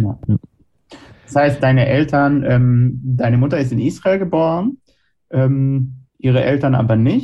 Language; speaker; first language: German; non-native, fluent; Hebrew